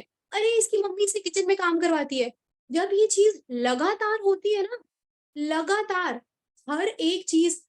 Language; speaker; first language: Hindi; native; Hindi